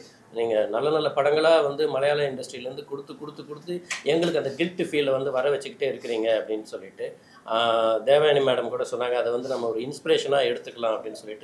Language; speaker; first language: Tamil; native; Tamil